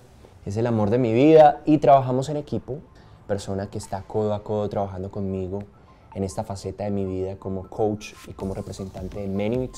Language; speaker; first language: Spanish; native; Spanish